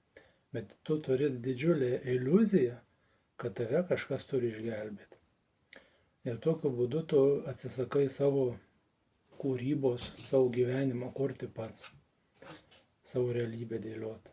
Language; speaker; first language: Lithuanian; native; Lithuanian